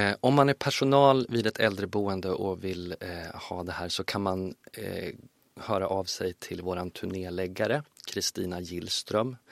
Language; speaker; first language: Swedish; native; Swedish